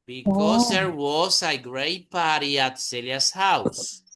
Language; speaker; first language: English; non-native, fluent; Spanish